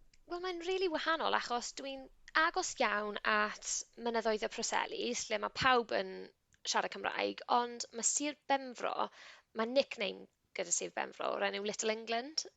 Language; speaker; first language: Welsh; non-native, local second language; English